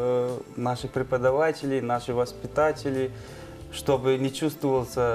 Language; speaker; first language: Russian; non-native, fluent; Turkmen